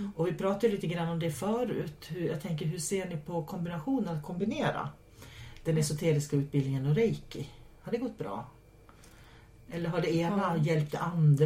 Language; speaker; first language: Swedish; native; Swedish